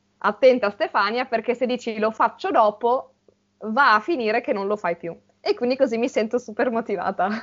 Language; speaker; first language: Italian; native; Italian